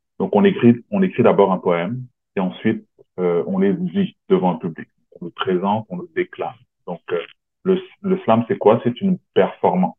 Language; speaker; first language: French; native; French